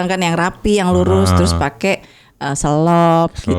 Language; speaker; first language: Indonesian; native; Indonesian